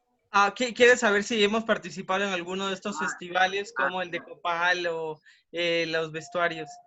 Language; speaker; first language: Spanish; native; Spanish